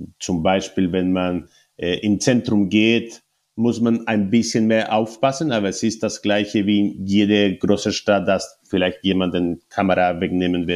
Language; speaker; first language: German; non-native, learner; Spanish